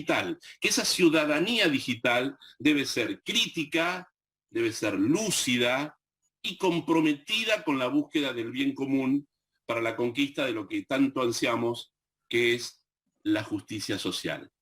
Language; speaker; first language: Spanish; native; Spanish